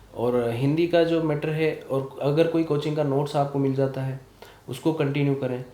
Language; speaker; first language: Hindi; native; Hindi